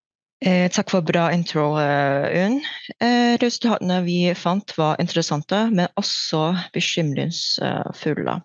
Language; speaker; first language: Norwegian; non-native, fluent; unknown